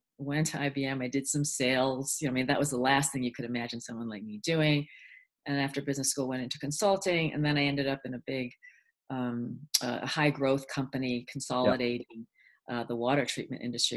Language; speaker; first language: English; early bilingual, other home language; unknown